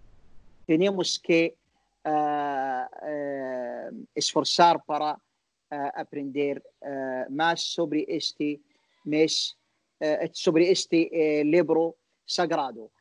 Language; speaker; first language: Spanish; non-native, learner; Arabic